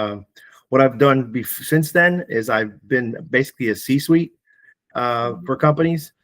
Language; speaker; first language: English; native; English